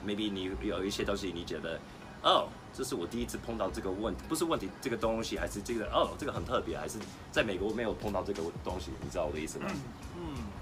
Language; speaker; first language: Chinese; early bilingual, other home language; English